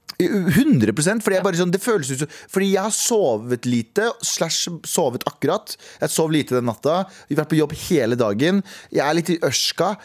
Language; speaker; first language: Norwegian; early bilingual, other home language; Kurdish